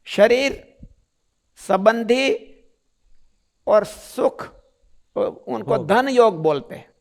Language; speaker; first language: Hindi; non-native, local second language; Gujarati